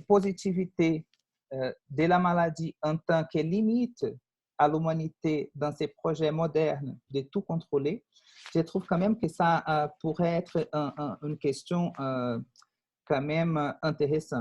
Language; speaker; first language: French; non-native, fluent; Portuguese